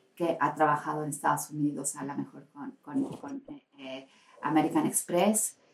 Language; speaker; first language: Spanish; native; Spanish